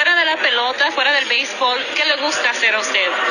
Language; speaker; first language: Spanish; native; Spanish